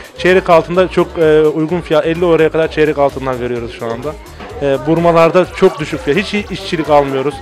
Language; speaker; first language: Turkish; early bilingual, heritage; Turkish